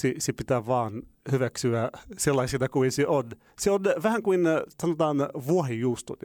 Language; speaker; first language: Finnish; non-native, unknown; Arabic